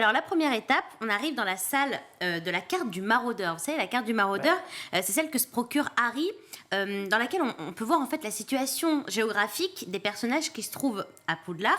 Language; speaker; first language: French; native; French